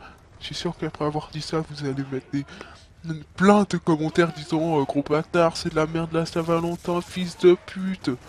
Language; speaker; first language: French; native; French